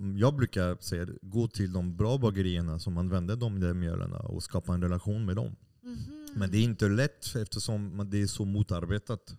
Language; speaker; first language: Swedish; non-native, fluent; French